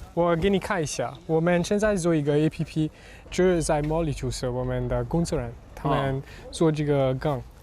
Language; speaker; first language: Chinese; non-native, learner; Morisyen